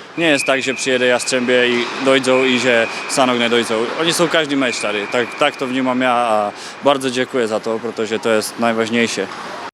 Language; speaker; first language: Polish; non-native, learner; Czech